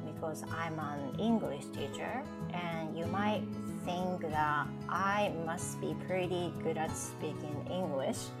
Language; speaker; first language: English; non-native, fluent; Japanese